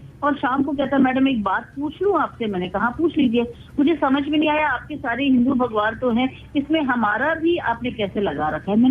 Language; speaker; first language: Hindi; non-native, local second language; Tamil